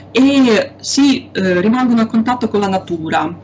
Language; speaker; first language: Italian; non-native, fluent; Russian